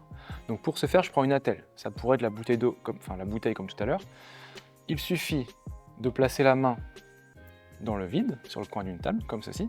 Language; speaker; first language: French; native; French